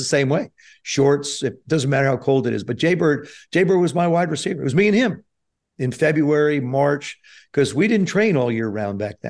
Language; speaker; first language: English; native; English